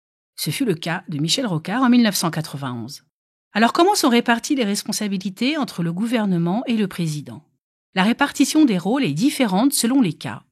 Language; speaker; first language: French; native; French